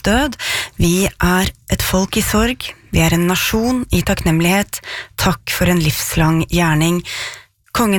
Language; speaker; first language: Norwegian; native; Norwegian